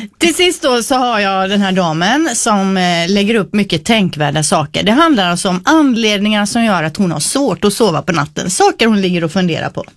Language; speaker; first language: Swedish; native; Swedish